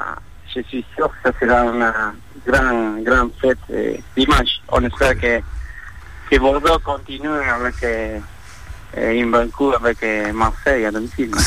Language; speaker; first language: French; non-native, fluent; Spanish